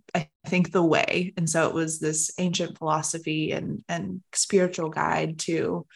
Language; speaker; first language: English; native; English